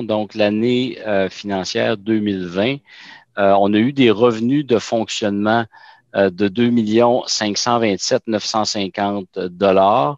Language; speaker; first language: French; native; French